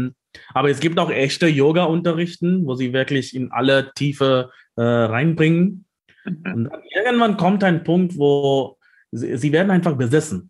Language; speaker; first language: German; non-native, fluent; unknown